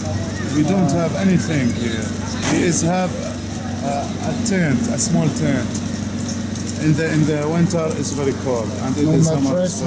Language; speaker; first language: English; non-native, learner; Arabic